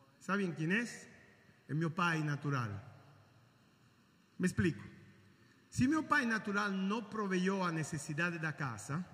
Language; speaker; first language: Portuguese; non-native, learner; Italian